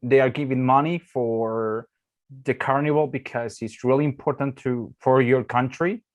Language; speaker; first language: English; non-native, learner; Spanish